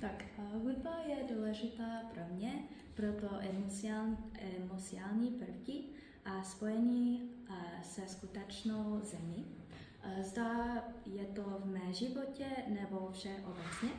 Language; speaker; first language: Czech; non-native, learner; English